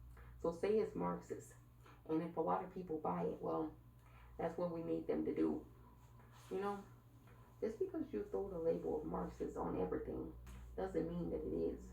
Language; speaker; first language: English; native; English